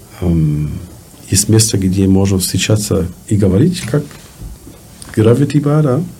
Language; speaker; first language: Russian; non-native, learner; German